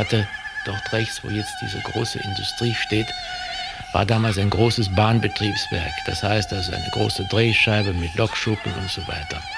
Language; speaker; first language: German; native; German